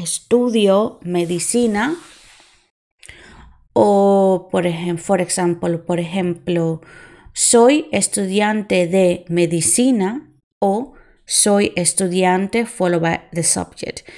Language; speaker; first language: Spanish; non-native, fluent; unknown